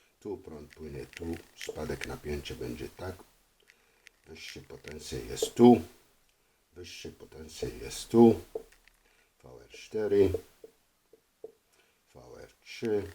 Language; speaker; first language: Polish; non-native, fluent; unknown